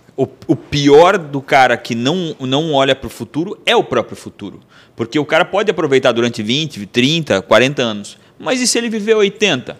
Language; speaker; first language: Portuguese; native; Portuguese